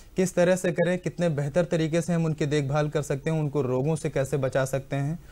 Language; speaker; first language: Hindi; native; Hindi